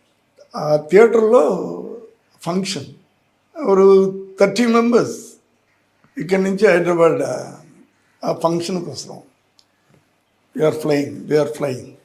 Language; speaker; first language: Telugu; non-native, learner; Tamil